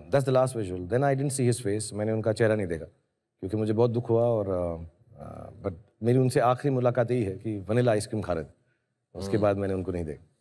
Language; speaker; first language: Hindi; native; Hindi